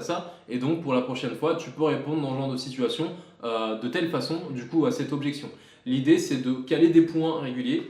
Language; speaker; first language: French; native; French